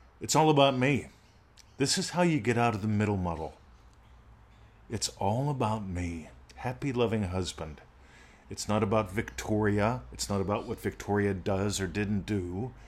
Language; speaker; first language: English; native; English